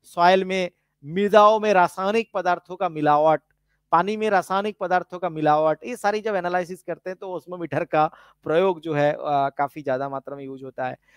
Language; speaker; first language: Hindi; non-native, local second language; Bangla